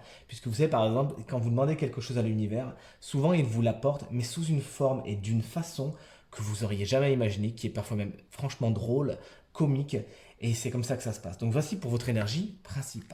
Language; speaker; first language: French; native; French